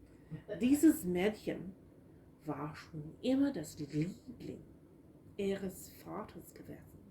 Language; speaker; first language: German; non-native, learner; English